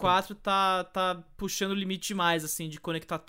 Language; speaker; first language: Portuguese; native; Portuguese